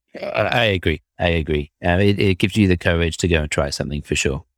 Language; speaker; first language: English; native; English